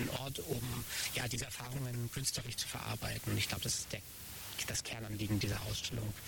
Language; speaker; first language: German; native; German